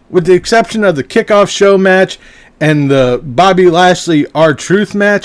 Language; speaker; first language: English; native; English